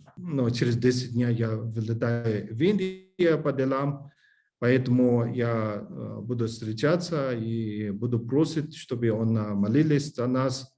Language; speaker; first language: Russian; non-native, learner; English